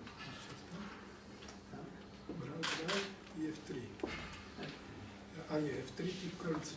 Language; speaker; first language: Russian; non-native, learner; Serbian